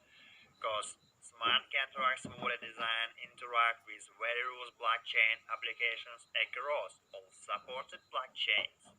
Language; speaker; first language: English; non-native, learner; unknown